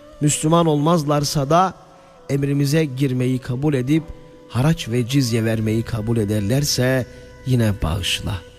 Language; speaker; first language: Turkish; native; Turkish